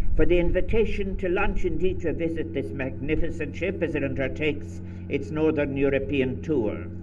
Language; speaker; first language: English; native; English